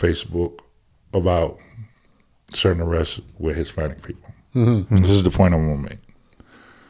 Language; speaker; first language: English; native; English